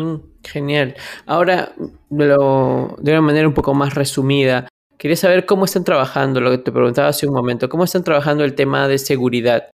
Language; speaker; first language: Spanish; native; Spanish